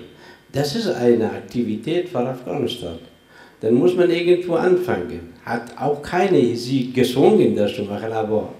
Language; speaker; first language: German; non-native, fluent; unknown